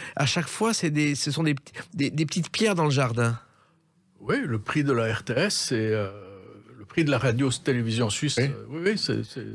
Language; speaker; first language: French; native; French